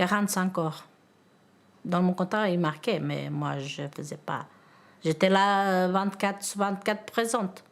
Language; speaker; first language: French; non-native, learner; Portuguese